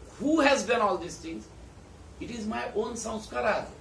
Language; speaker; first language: English; non-native, local second language; Marathi